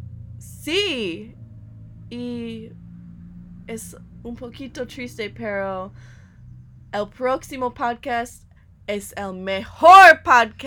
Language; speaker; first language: Spanish; non-native, learner; English